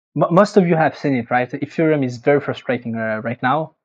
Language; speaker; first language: English; non-native, fluent; French